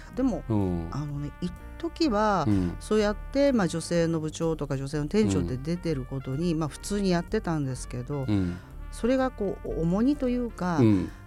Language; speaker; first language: Japanese; native; Japanese